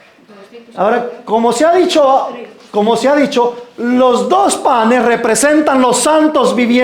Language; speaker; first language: Spanish; native; Spanish